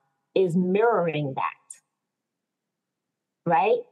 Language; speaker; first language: English; native; English